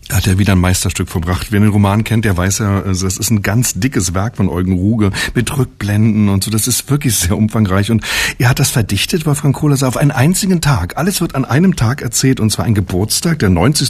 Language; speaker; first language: German; native; German